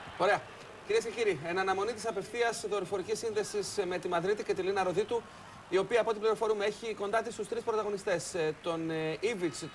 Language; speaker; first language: Greek; native; Greek